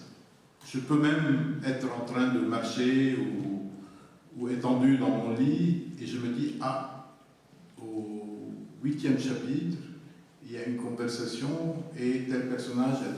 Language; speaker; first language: French; non-native, local second language; Arabic